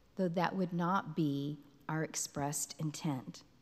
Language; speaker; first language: English; native; English